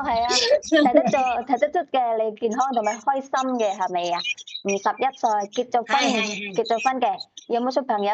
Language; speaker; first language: Cantonese; native; Cantonese